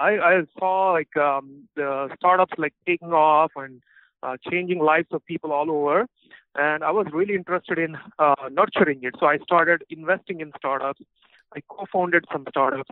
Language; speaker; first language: English; non-native, local second language; Telugu